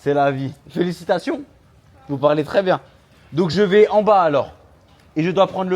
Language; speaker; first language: French; native; French